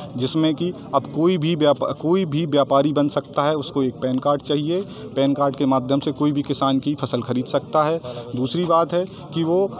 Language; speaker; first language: Hindi; native; Hindi